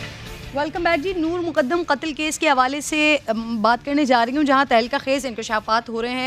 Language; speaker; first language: Urdu; native; Urdu